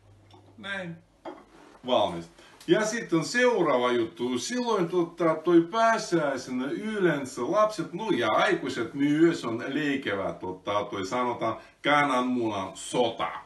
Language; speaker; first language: Finnish; non-native, fluent; Russian